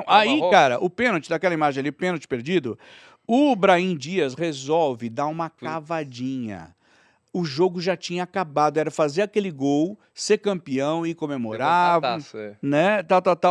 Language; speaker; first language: Portuguese; native; Portuguese